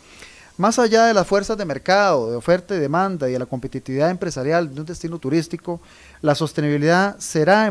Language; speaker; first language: Spanish; native; Spanish